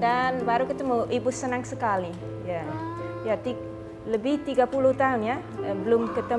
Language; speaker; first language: Indonesian; non-native, learner; Dutch